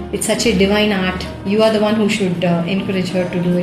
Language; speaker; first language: English; non-native, local second language; Tamil